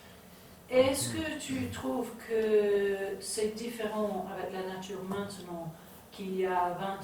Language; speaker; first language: French; non-native, learner; English